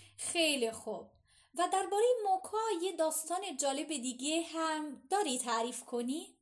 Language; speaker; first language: Persian; non-native, fluent; Italian